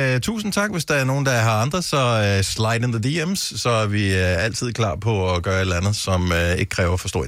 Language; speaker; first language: Danish; native; Danish